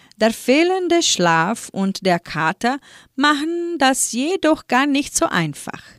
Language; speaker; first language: German; native; German